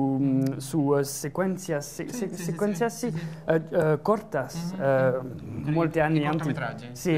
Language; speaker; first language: Italian; non-native, learner; French